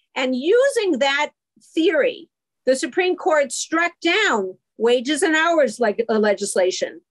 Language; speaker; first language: English; native; English